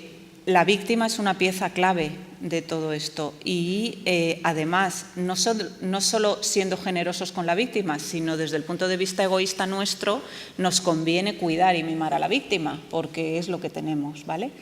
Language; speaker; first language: Spanish; native; Spanish